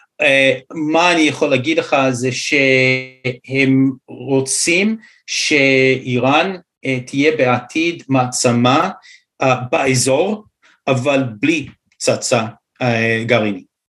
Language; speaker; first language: Hebrew; non-native, fluent; English